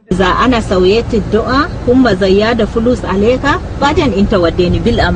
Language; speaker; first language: Arabic; non-native, learner; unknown